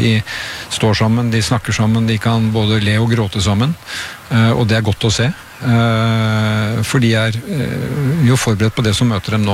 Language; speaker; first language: Norwegian; native; Norwegian